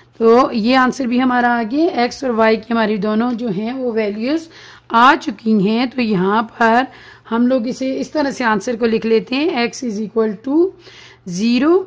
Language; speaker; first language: Urdu; native; Urdu